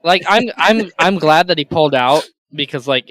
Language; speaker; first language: English; native; English